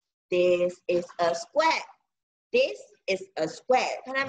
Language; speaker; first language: English; non-native, local second language; Chinese